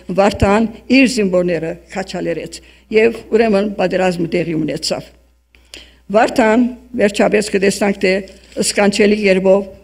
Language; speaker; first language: Armenian; early bilingual, heritage; Armenian